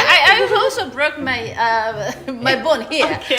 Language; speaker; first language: English; non-native, fluent; Japanese